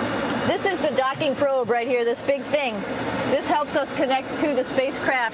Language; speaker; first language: English; native; English